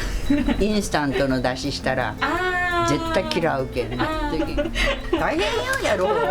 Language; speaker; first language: Japanese; native; Japanese